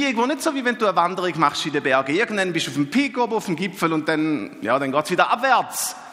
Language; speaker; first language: German; native; German